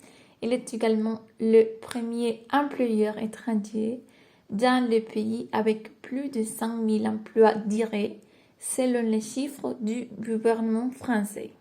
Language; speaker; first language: French; non-native, learner; Spanish